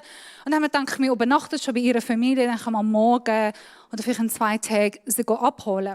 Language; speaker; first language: German; non-native, fluent; Persian